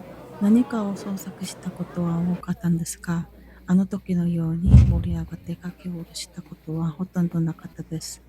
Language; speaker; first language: Japanese; non-native, fluent; Korean